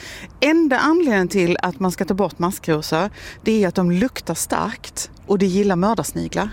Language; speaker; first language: Swedish; native; Swedish